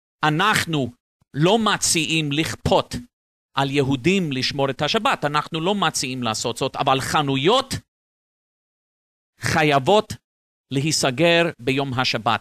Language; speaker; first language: Hebrew; non-native, fluent; English